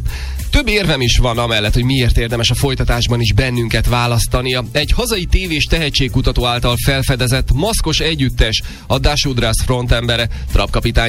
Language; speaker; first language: Hungarian; native; Hungarian